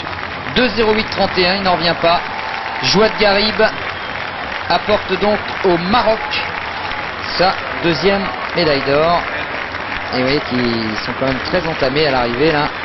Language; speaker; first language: French; native; French